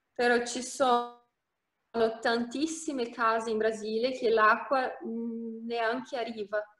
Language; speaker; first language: Italian; non-native, fluent; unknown